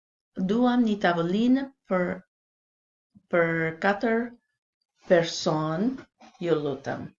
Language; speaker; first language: Albanian; non-native, learner; English